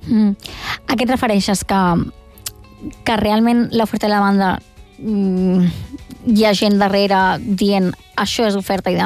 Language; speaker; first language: Catalan; native; Catalan